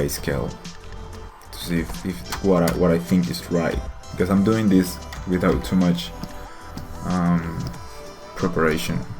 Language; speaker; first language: English; non-native, fluent; Spanish